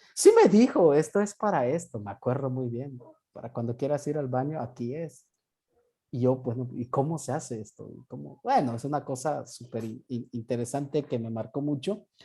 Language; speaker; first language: Spanish; non-native, local second language; Yucateco